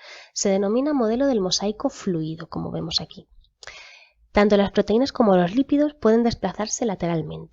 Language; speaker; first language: Spanish; native; Spanish